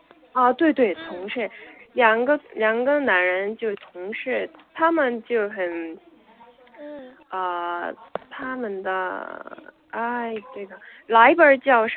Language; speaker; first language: Chinese; non-native, learner; Korean